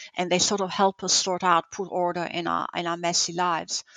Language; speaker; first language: English; non-native, fluent; Italian